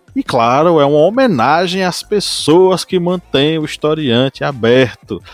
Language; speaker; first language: Portuguese; native; Portuguese